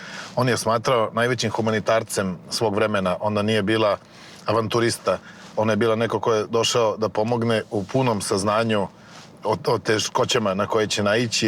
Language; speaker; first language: Bosnian; native; Bosnian